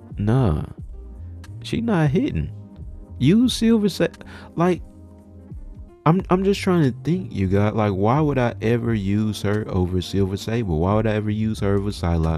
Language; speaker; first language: English; native; English